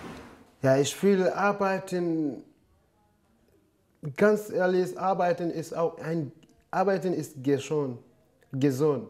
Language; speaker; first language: German; non-native, learner; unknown